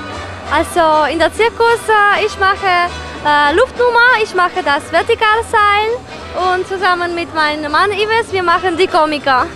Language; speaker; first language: German; non-native, fluent; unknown